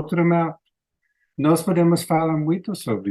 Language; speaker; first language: Portuguese; non-native, learner; English